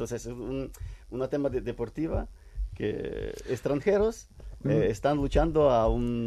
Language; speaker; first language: Spanish; non-native, fluent; Ukrainian